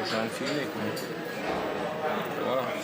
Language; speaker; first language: French; native; French